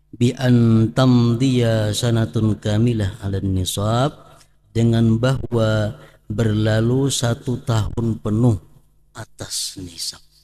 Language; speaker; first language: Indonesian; non-native, local second language; Banjar